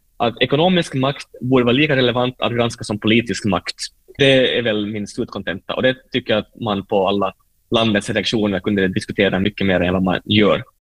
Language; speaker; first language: Swedish; native; Swedish